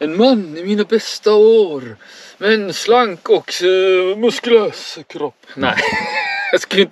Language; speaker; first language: Swedish; native; Swedish